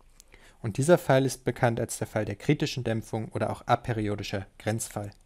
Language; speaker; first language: German; native; German